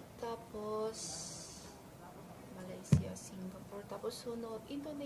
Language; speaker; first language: Filipino; non-native, learner; Chinese